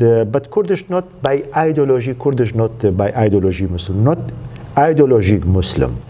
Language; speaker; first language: English; non-native, learner; Central Kurdish